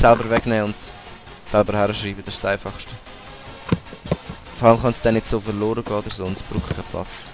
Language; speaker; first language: German; native; German